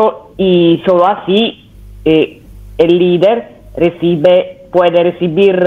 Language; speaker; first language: Spanish; non-native, fluent; Italian